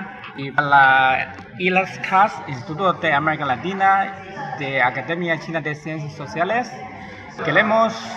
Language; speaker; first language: Spanish; non-native, fluent; Chinese